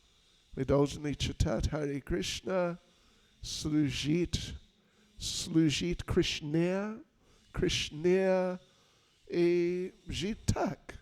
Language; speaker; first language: Russian; non-native, learner; English